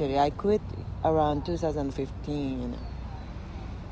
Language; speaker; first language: English; non-native, fluent; Japanese